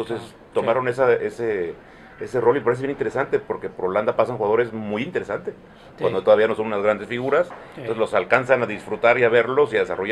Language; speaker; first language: Spanish; native; Spanish